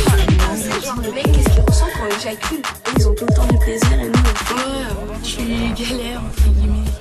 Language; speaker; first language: French; native; French